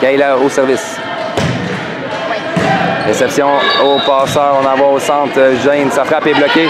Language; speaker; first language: French; native; French